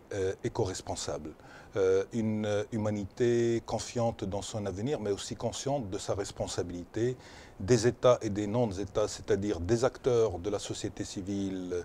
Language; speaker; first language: French; non-native, local second language; Arabic